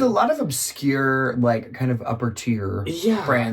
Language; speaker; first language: English; native; English